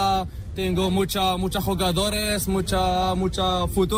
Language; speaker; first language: Spanish; non-native, learner; Arabic